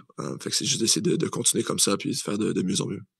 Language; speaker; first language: French; native; French